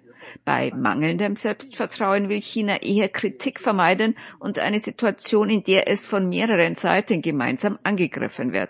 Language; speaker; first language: German; native; German